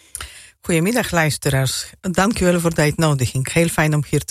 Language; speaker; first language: Dutch; non-native, fluent; Polish